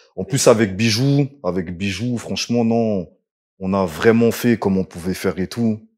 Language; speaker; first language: French; early bilingual, other home language; Lingala